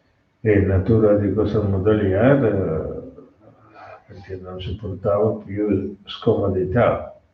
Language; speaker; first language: Italian; non-native, learner; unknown